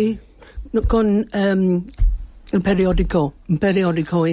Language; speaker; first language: Spanish; non-native, learner; English